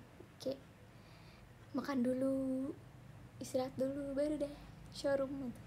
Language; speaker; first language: Indonesian; native; Indonesian